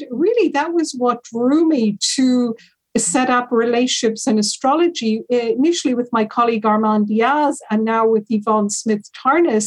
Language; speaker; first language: English; native; English